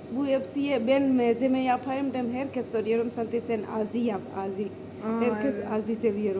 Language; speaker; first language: Turkish; non-native, learner; Gujarati